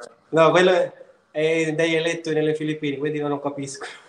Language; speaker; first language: Italian; non-native, learner; Filipino